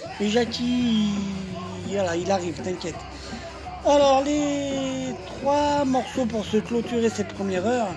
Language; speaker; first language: French; native; French